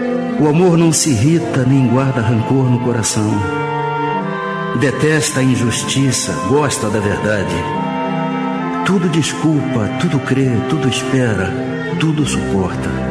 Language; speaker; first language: Portuguese; native; Portuguese